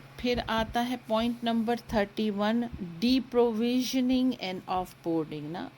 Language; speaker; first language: Urdu; native; Urdu